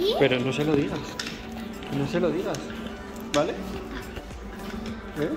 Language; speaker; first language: Spanish; native; Spanish